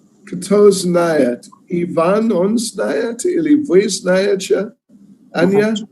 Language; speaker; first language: Russian; non-native, learner; English